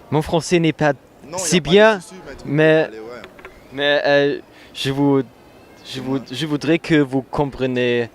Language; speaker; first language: French; non-native, learner; German